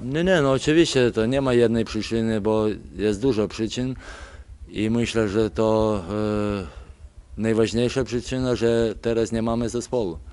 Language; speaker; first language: Polish; non-native, fluent; Lithuanian